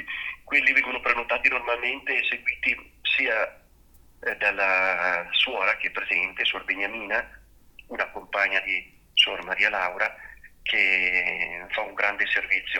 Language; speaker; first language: Italian; native; Italian